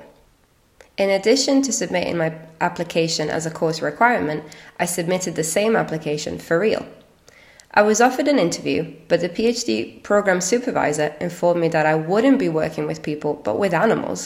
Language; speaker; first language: English; non-native, fluent; Italian